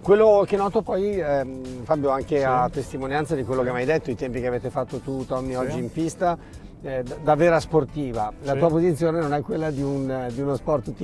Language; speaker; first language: Italian; native; Italian